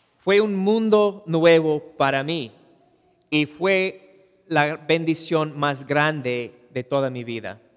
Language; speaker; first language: Spanish; non-native, fluent; English